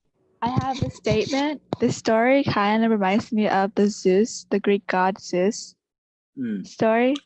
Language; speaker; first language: English; early bilingual, other home language; Mon